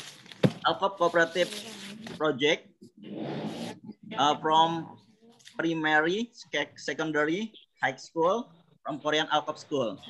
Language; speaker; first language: English; non-native, learner; Indonesian